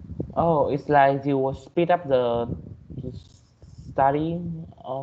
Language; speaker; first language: English; non-native, learner; Vietnamese